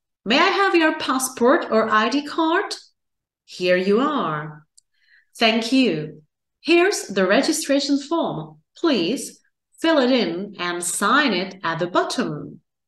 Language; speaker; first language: English; non-native, fluent; Czech